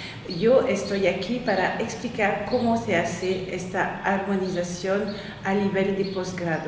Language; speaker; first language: Spanish; non-native, fluent; French